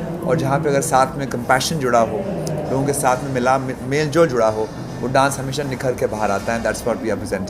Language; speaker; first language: Hindi; native; Hindi